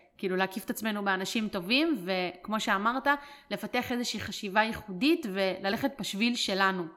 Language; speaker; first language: Hebrew; native; Hebrew